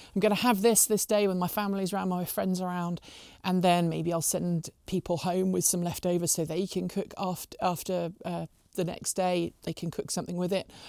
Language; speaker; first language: English; native; English